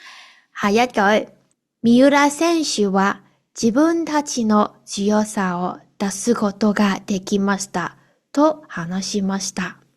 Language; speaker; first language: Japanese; non-native, fluent; Cantonese